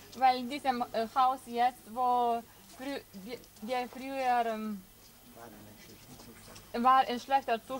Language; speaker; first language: German; non-native, fluent; Lithuanian